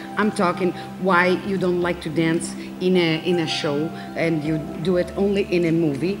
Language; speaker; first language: English; non-native, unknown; Italian